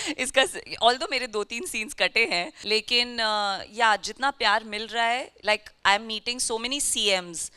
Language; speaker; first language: Hindi; native; Hindi